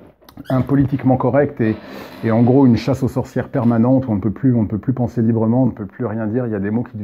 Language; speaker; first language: French; native; French